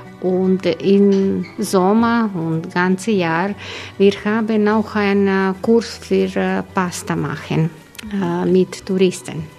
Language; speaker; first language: German; non-native, learner; Croatian